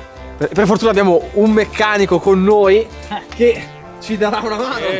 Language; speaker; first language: Italian; native; Italian